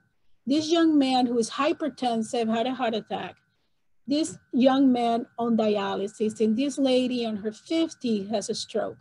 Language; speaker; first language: English; non-native, fluent; Spanish